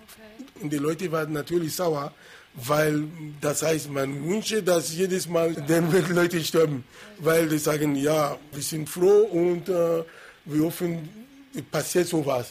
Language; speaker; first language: German; non-native, fluent; Yoruba